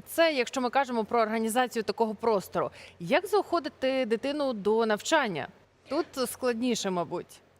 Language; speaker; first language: Ukrainian; native; Ukrainian